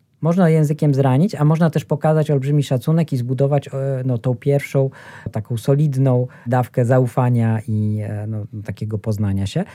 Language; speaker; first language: Polish; native; Polish